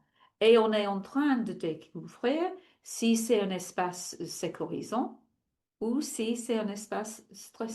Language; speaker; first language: French; non-native, fluent; English